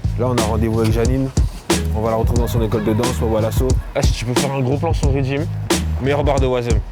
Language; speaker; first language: French; early bilingual, other home language; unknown